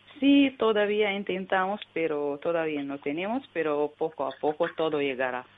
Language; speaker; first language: Spanish; non-native, learner; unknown